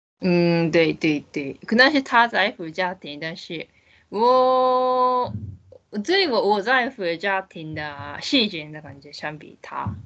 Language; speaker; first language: Chinese; non-native, learner; Japanese